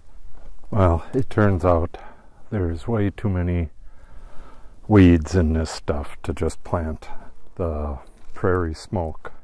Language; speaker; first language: English; native; English